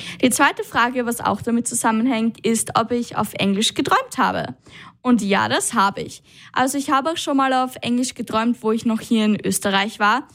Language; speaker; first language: German; native; German